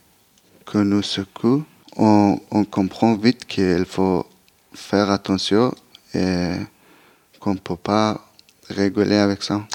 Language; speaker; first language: French; non-native, learner; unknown